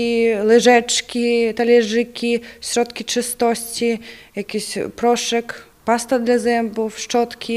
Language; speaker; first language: Polish; non-native, learner; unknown